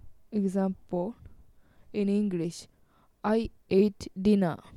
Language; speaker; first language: English; non-native, learner; Japanese